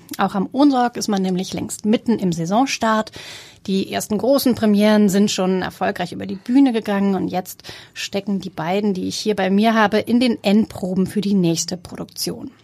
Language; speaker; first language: German; native; German